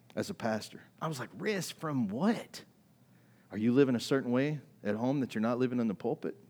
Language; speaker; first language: English; native; English